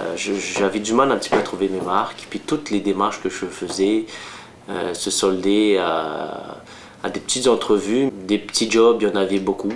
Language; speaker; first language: French; non-native, local second language; Malagasy